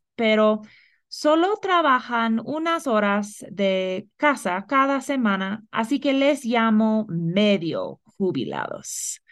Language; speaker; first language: Spanish; non-native, fluent; English